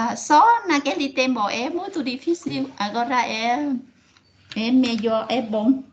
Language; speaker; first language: Portuguese; non-native, learner; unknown